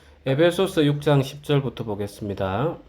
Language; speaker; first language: Korean; native; Korean